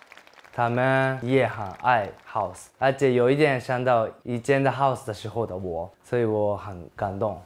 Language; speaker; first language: Chinese; non-native, fluent; Japanese